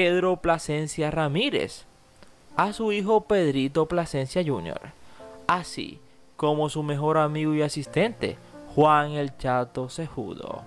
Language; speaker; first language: Spanish; native; Spanish